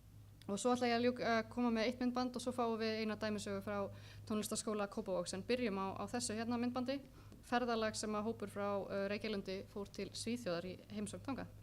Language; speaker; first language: Icelandic; native; Icelandic